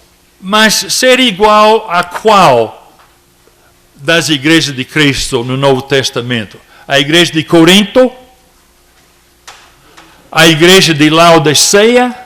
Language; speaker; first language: Portuguese; non-native, fluent; English